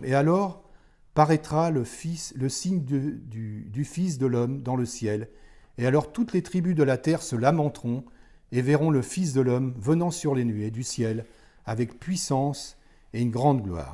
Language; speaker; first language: French; native; French